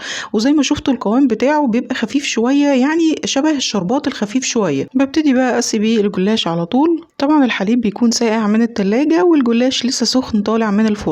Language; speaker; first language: Arabic; native; Arabic